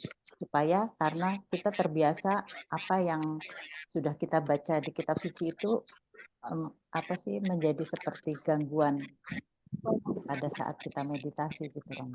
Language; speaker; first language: Indonesian; native; Indonesian